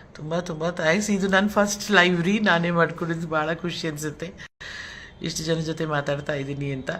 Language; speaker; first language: Kannada; non-native, local second language; Telugu